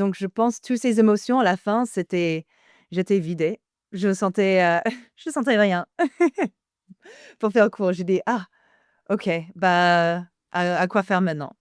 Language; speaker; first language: French; non-native, fluent; English